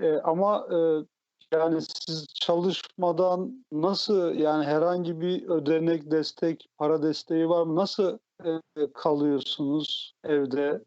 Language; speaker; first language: Turkish; native; Turkish